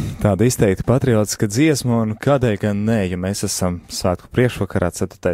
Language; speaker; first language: Latvian; native; Latvian